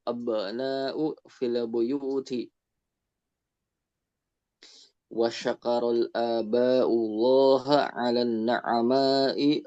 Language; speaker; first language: Arabic; non-native, learner; Indonesian